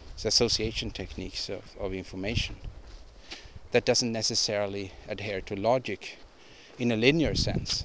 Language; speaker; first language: English; non-native, fluent; Swedish